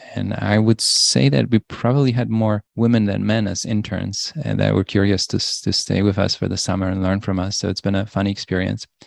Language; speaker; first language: English; non-native, fluent; Polish